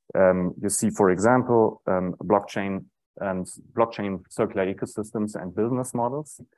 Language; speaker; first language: English; non-native, fluent; German